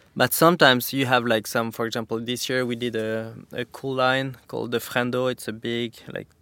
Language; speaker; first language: English; non-native, fluent; French